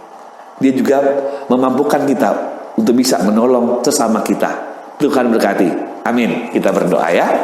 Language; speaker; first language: Indonesian; native; Indonesian